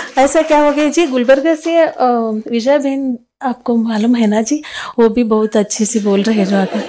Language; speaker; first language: Hindi; non-native, local second language; Kannada